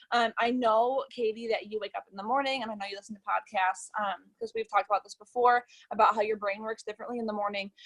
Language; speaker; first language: English; native; English